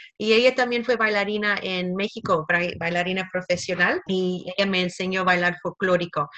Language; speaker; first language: Spanish; early bilingual, heritage; Spanish